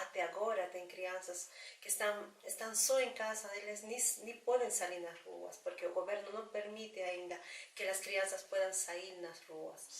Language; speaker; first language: Portuguese; non-native, learner; Spanish